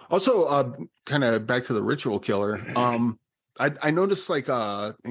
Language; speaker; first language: English; native; English